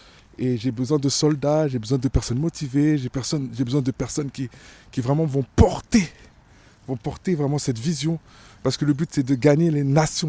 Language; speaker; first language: French; native; French